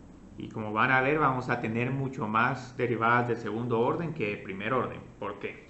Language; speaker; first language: Spanish; native; Spanish